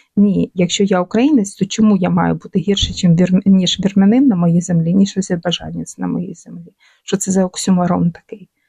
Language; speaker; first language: Ukrainian; non-native, local second language; Russian